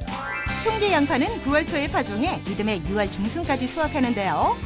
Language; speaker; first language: Korean; native; Korean